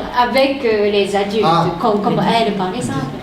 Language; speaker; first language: French; non-native, fluent; Japanese